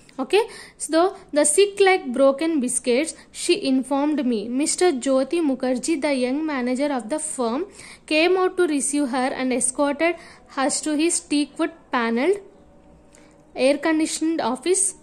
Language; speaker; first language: English; non-native, local second language; Telugu